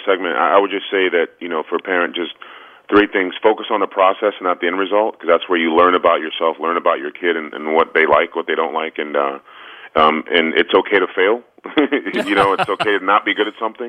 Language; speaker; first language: English; native; English